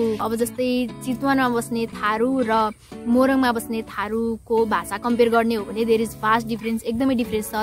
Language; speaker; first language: Nepali; non-native, local second language; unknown